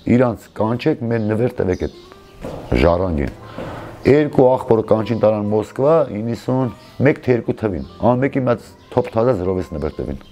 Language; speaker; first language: Armenian; non-native, local second language; Kurdish